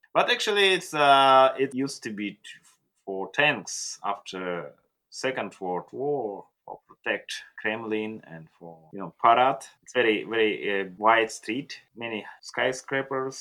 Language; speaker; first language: English; non-native, learner; Russian